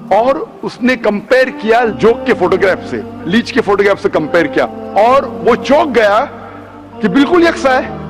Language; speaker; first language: Hindi; non-native, local second language; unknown